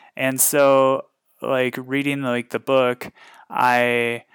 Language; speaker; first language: English; native; English